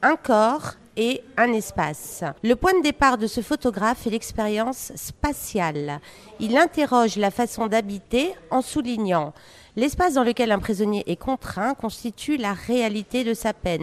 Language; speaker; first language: French; native; French